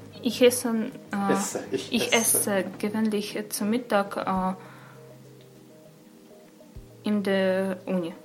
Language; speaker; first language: German; non-native, learner; Russian